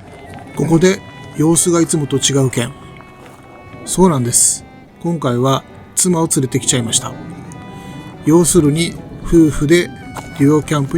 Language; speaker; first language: Japanese; native; Japanese